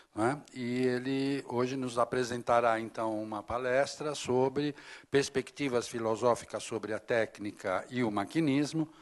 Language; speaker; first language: Portuguese; native; Portuguese